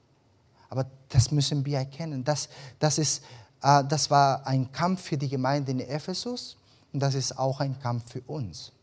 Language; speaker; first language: German; early bilingual, other home language; Spanish